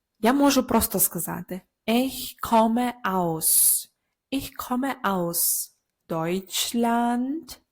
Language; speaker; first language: German; non-native, learner; Ukrainian